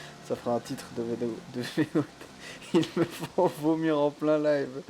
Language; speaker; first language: French; native; French